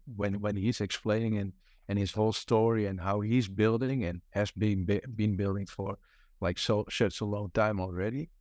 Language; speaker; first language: English; non-native, fluent; Dutch